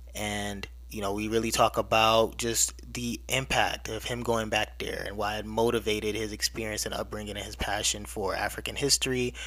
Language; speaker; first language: English; early bilingual, other home language; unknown